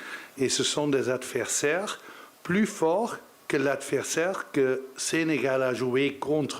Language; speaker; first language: French; non-native, learner; Dutch